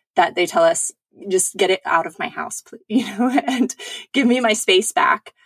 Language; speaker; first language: English; native; English